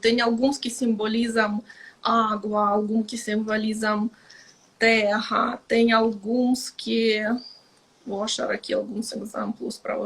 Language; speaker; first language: Portuguese; non-native, fluent; Ukrainian